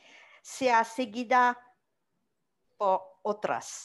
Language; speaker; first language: Spanish; non-native, learner; Khmer